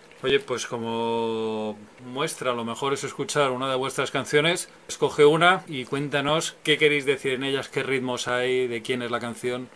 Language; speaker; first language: Spanish; native; Spanish